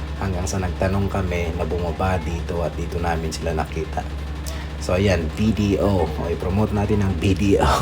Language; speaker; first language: Filipino; non-native, local second language; Iloko